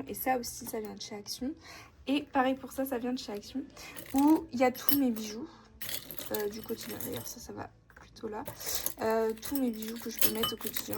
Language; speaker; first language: French; native; French